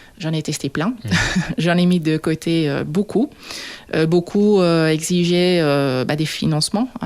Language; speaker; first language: French; non-native, fluent; Dutch